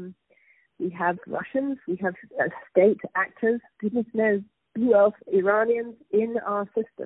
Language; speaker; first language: English; native; English